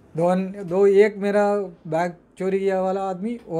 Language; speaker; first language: Hindi; non-native, local second language; Malayalam